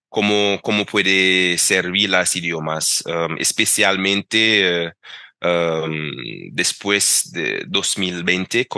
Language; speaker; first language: Spanish; non-native, fluent; English